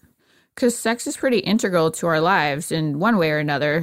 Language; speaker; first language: English; native; English